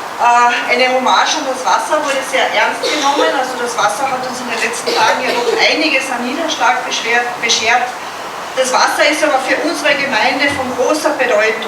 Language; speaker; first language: German; native; German